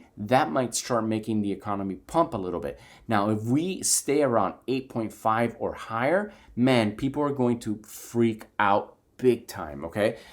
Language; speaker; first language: English; native; English